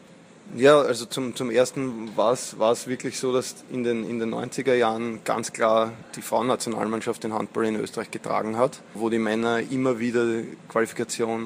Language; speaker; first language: German; native; German